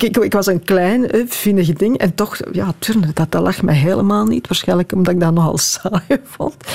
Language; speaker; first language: Dutch; native; Dutch